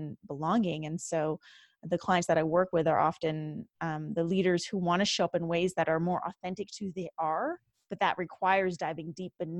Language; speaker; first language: English; native; English